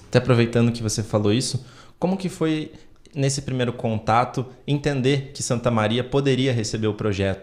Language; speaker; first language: Portuguese; native; Portuguese